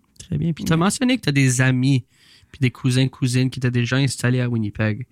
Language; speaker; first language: French; native; French